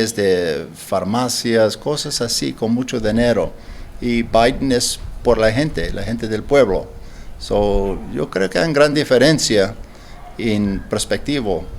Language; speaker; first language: Spanish; non-native, learner; English